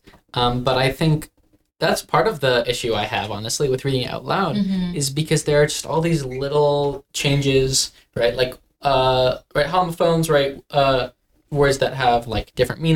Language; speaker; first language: English; native; English